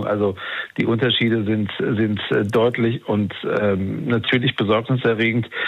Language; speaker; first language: German; native; German